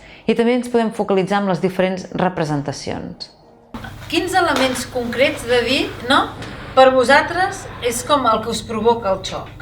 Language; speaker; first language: Catalan; native; Catalan